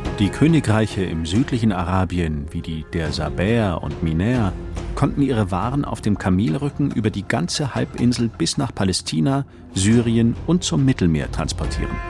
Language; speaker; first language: German; native; German